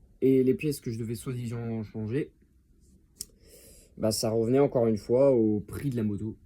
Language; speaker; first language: French; native; French